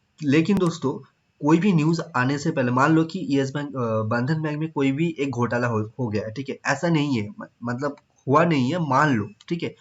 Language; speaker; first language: Hindi; non-native, local second language; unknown